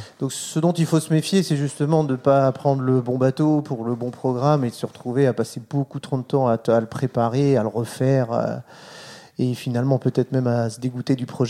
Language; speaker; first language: French; native; French